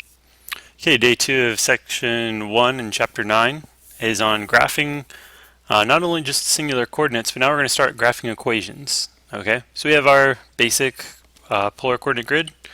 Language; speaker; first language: English; native; English